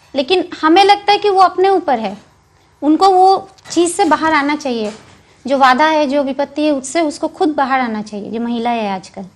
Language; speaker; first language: Hindi; non-native, local second language; Bangla